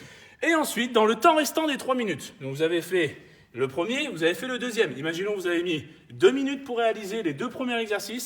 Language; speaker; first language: French; native; French